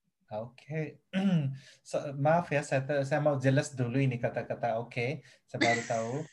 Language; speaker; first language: Indonesian; non-native, fluent; Nepali